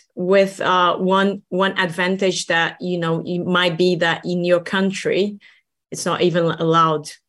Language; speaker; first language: English; non-native, fluent; Portuguese